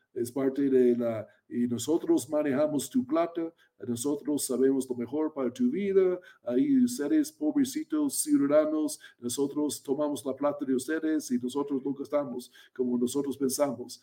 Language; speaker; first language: Spanish; non-native, fluent; English